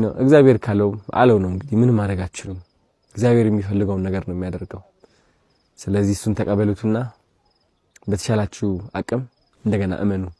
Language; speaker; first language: Amharic; early bilingual, heritage; Amharic